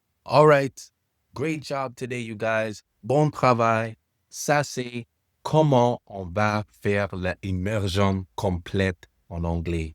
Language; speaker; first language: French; non-native, fluent; English